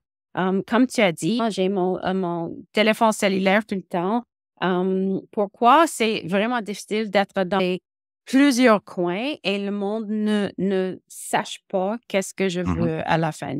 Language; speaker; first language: French; non-native, local second language; English